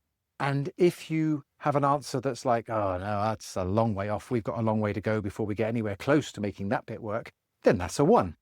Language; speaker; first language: English; native; English